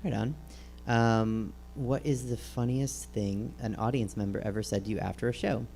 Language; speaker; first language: English; native; English